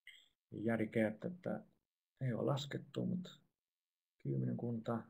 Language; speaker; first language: Finnish; non-native, fluent; English